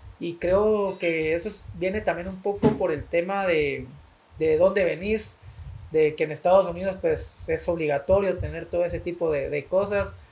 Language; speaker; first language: Spanish; native; Spanish